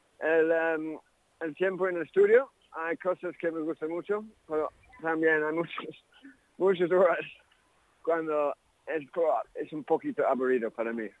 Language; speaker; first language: Spanish; non-native, learner; English